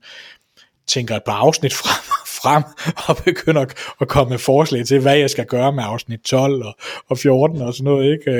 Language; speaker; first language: Danish; native; Danish